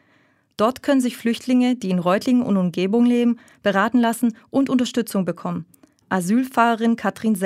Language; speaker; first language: German; native; German